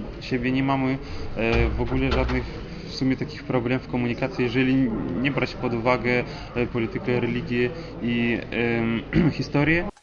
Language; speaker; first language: Polish; non-native, fluent; Russian